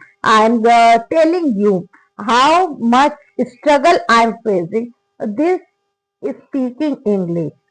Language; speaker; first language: English; non-native, learner; Hindi